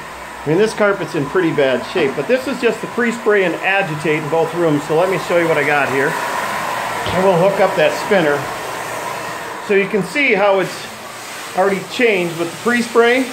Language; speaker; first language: English; native; English